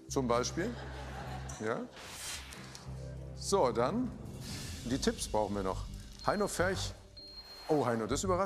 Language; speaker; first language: German; native; German